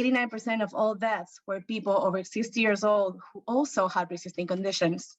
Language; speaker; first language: English; non-native, fluent; Spanish